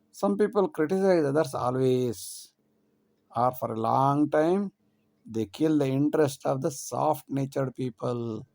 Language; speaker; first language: English; non-native, local second language; Kannada